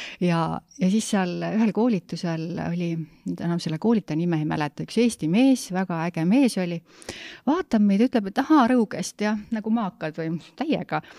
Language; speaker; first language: Estonian; native; Estonian